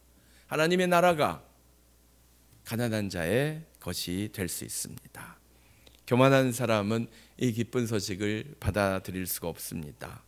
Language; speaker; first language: Korean; native; Korean